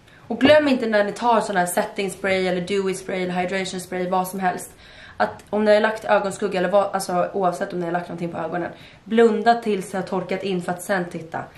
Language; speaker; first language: Swedish; native; Swedish